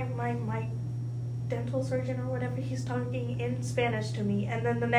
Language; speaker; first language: English; early bilingual, other home language; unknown